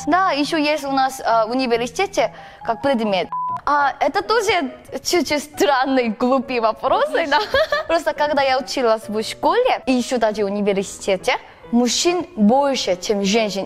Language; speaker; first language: Russian; non-native, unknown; Korean